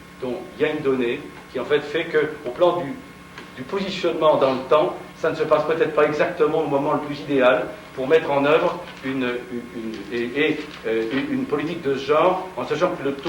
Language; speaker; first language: French; native; French